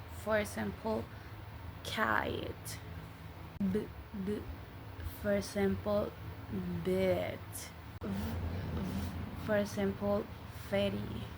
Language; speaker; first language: English; non-native, learner; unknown